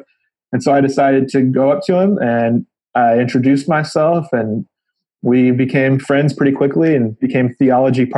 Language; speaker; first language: English; native; English